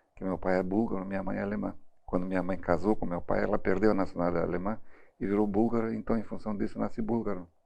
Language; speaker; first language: Portuguese; early bilingual, other home language; German